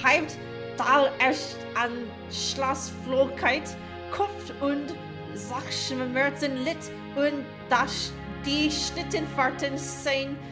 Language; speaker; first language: German; non-native, learner; English